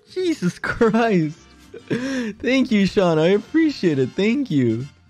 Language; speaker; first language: English; early bilingual, other home language; Spanish